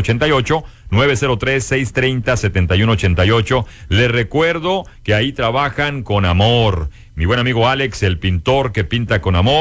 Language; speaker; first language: Spanish; native; Spanish